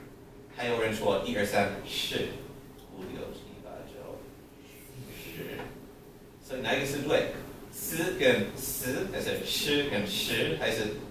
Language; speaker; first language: Chinese; non-native, learner; English